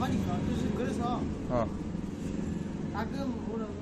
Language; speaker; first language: Korean; non-native, learner; Vietnamese